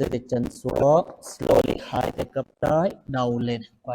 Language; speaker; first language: Vietnamese; non-native, learner; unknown